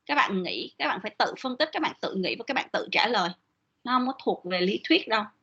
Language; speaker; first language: Vietnamese; native; Vietnamese